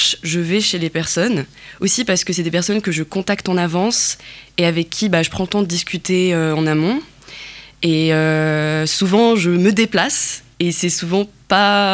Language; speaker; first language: French; non-native, local second language; Kabyle